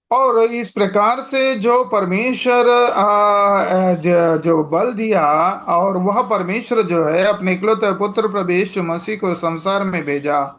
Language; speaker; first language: Hindi; non-native, local second language; Telugu